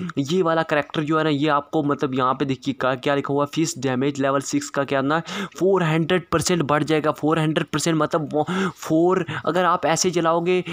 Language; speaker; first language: Hindi; native; Hindi